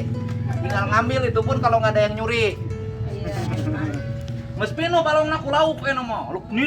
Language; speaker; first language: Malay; non-native, local second language; Sundanese